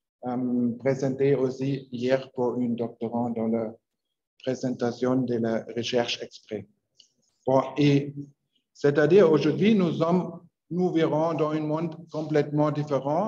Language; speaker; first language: French; non-native, learner; Spanish